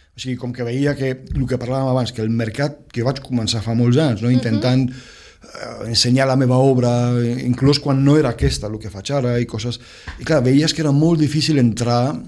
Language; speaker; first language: Catalan; non-native, fluent; Romanian